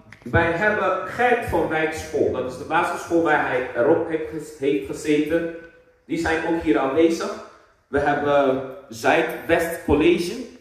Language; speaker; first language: Dutch; non-native, fluent; Akan